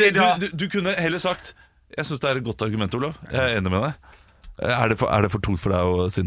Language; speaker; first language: Norwegian; native; Norwegian